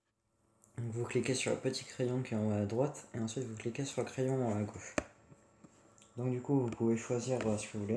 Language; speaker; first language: French; native; French